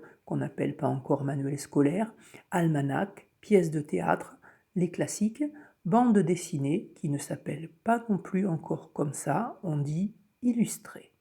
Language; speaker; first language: French; native; French